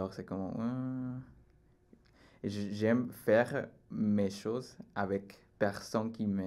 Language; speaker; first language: French; non-native, learner; Spanish